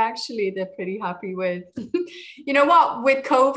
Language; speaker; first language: English; native; English